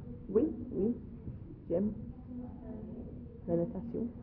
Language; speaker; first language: French; non-native, learner; English